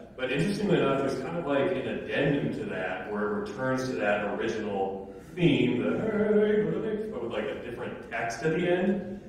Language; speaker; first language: English; native; English